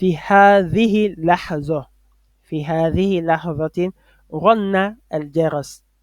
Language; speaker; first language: Arabic; non-native, fluent; French